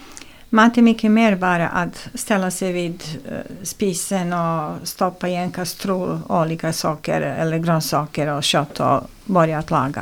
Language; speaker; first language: Swedish; non-native, fluent; Serbian